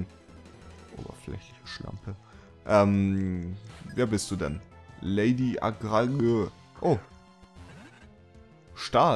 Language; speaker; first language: German; native; German